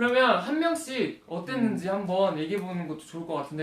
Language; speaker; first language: Korean; native; Korean